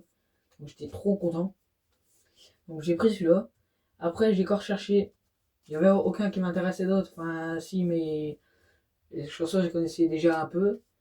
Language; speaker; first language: French; native; French